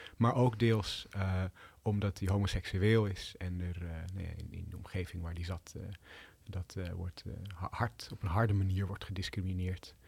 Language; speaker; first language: Dutch; native; Dutch